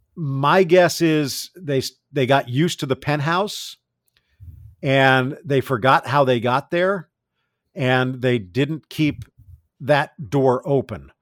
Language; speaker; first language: English; native; English